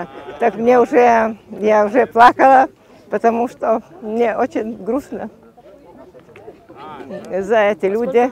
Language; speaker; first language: Russian; non-native, fluent; Lithuanian